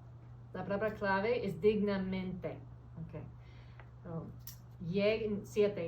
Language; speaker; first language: Spanish; early bilingual, heritage; English